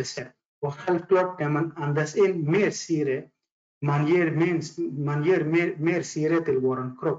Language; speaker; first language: Swedish; non-native, fluent; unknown